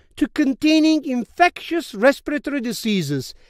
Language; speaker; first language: English; non-native, fluent; Turkish